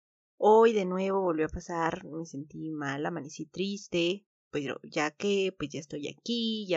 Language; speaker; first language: Spanish; native; Spanish